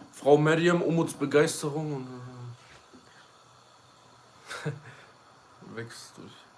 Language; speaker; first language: German; early bilingual, other home language; Kurdish